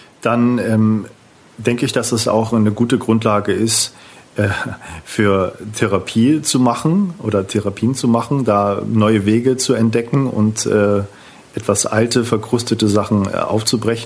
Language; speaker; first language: German; native; German